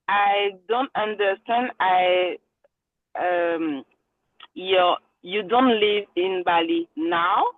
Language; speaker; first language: English; non-native, learner; French